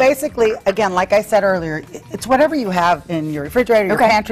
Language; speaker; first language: English; native; English